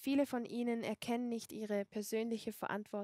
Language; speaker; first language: German; non-native, fluent; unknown